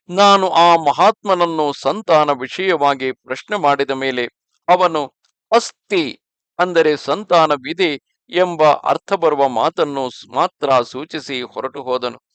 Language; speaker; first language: Kannada; native; Kannada